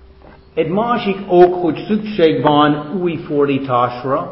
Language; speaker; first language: Hungarian; non-native, fluent; English